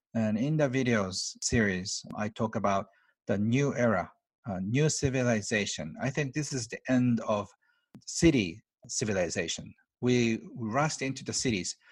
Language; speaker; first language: English; non-native, fluent; Japanese